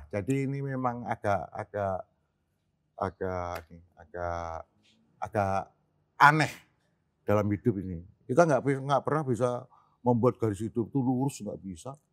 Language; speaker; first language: Indonesian; native; Indonesian